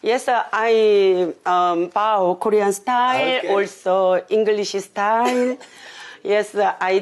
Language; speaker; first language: English; non-native, learner; Korean